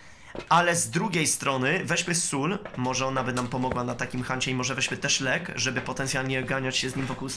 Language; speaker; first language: Polish; native; Polish